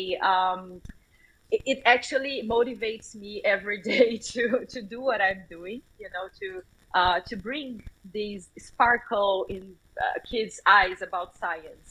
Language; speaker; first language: English; non-native, fluent; Portuguese